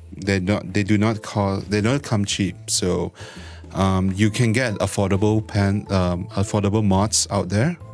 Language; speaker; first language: English; non-native, local second language; Chinese